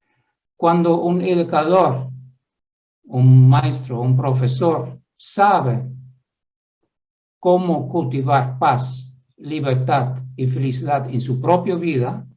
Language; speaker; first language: Spanish; non-native, fluent; Dutch